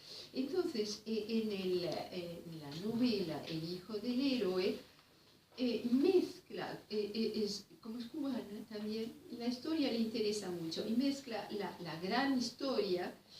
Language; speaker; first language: Spanish; non-native, fluent; French